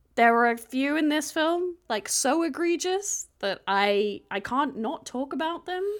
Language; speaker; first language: English; native; English